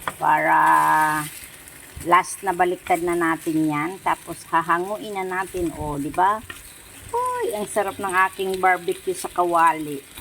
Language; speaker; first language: Filipino; non-native, local second language; Masbatenyo